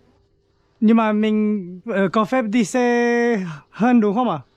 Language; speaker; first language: Vietnamese; non-native, fluent; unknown